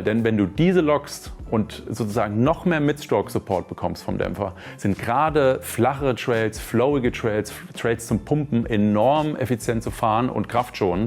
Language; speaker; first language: German; native; German